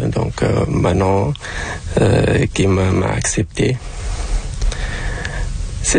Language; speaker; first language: French; non-native, local second language; Arabic